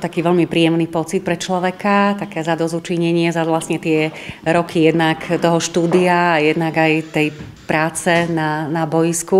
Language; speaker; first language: Slovak; native; Slovak